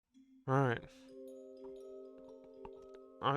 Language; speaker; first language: English; native; English